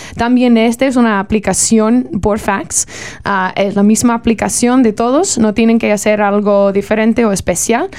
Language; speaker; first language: Spanish; non-native, learner; English